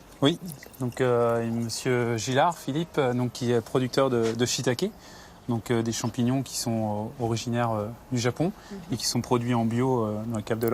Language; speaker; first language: French; native; French